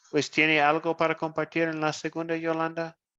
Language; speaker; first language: Spanish; non-native, fluent; English